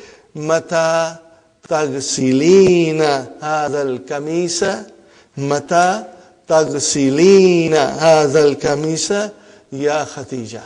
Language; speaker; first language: Arabic; non-native, fluent; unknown